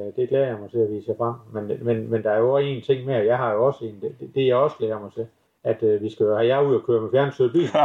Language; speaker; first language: Danish; native; Danish